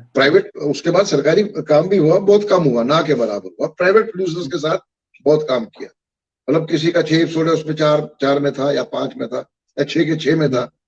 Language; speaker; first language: Hindi; non-native, local second language; Kashmiri